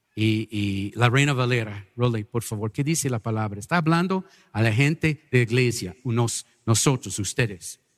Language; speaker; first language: Spanish; non-native, fluent; English